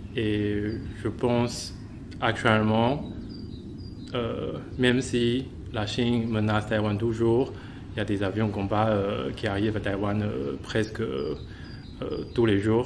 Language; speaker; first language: French; non-native, fluent; Chinese